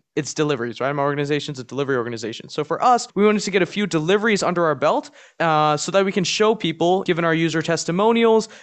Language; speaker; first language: English; native; English